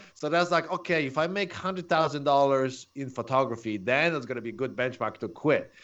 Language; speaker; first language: English; non-native, fluent; Polish